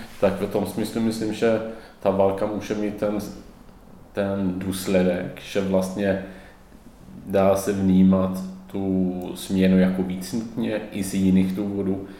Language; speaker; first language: Czech; non-native, fluent; Swedish